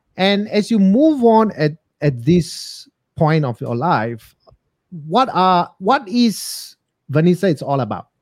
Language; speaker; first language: English; non-native, local second language; Tamil